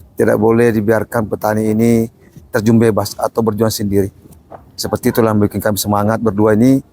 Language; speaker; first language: Indonesian; non-native, local second language; Buginese